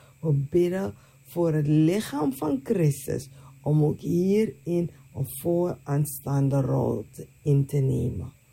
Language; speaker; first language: Dutch; native; Dutch